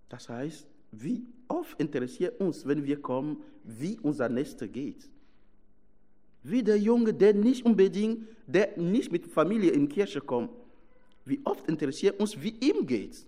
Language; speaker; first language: German; non-native, fluent; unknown